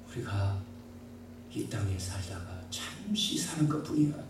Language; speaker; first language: Korean; native; Korean